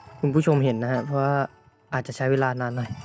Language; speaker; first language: Thai; native; Thai